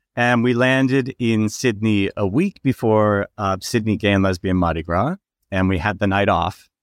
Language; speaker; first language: English; native; English